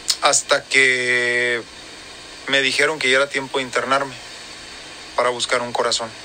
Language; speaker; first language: Spanish; native; Spanish